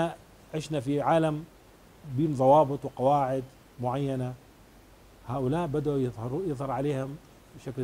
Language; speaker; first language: Arabic; native; Arabic